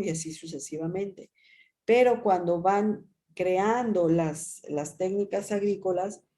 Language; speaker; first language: Spanish; native; Spanish